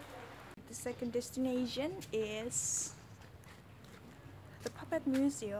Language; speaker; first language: English; non-native, learner; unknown